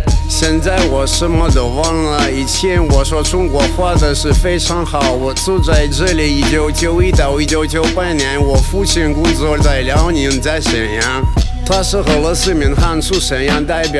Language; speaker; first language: Chinese; non-native, learner; Russian